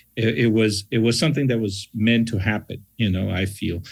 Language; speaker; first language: English; non-native, fluent; Portuguese